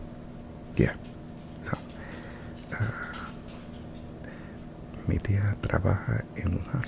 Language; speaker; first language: Spanish; non-native, learner; English